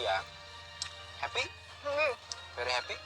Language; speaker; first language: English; non-native, learner; Indonesian